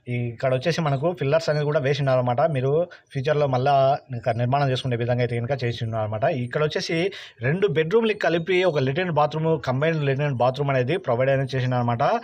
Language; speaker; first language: Telugu; native; Telugu